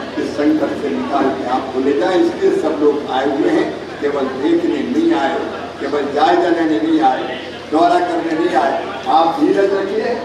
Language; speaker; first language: Hindi; native; Hindi